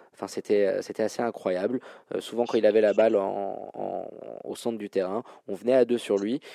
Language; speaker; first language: French; native; French